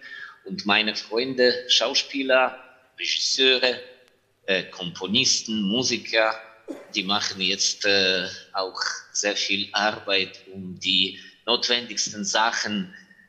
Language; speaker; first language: German; non-native, fluent; Ukrainian